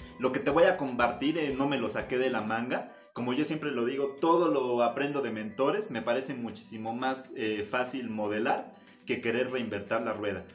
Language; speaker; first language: Spanish; native; Spanish